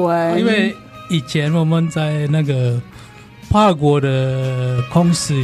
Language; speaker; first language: Chinese; non-native, learner; Balinese